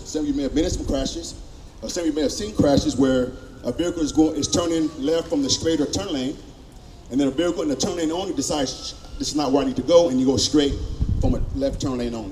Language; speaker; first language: English; native; English